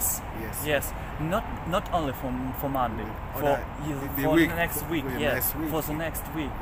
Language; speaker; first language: English; non-native, learner; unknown